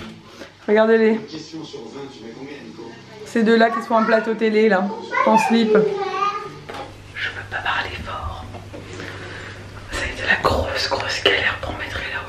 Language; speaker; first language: French; native; French